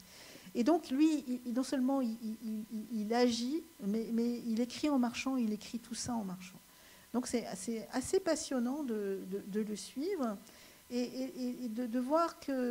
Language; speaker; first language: French; native; French